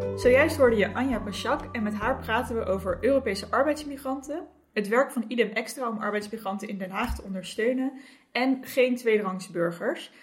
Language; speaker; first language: Dutch; native; Dutch